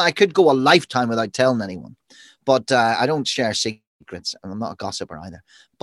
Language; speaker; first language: English; native; English